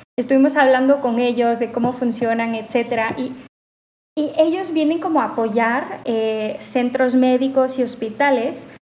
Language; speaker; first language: Spanish; non-native, fluent; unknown